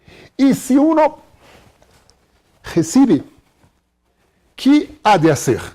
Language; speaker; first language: Spanish; non-native, fluent; Portuguese